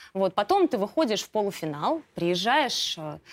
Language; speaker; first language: Russian; native; Russian